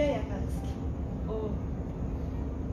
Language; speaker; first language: Danish; non-native, learner; Japanese